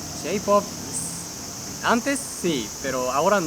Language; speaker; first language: Spanish; non-native, learner; Japanese